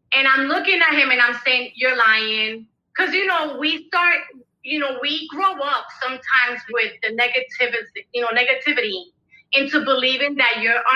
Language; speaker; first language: English; early bilingual, other home language; Spanish